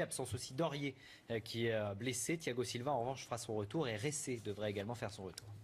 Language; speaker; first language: French; native; French